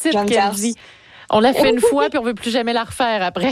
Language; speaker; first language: French; native; French